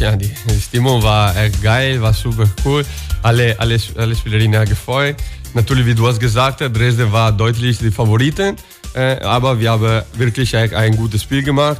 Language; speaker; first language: German; non-native, learner; Italian